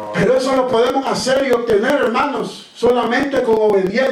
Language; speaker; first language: Spanish; native; Spanish